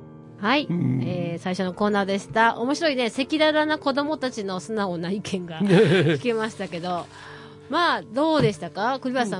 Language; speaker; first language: Japanese; native; Japanese